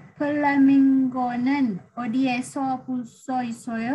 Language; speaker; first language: Korean; non-native, learner; Malay